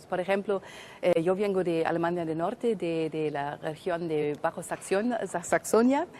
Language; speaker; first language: Spanish; non-native, fluent; German